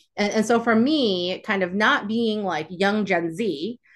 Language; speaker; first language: English; early bilingual, other home language; Chinese